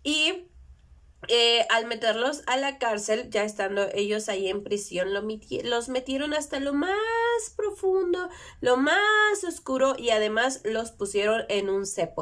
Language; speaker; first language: Spanish; native; Spanish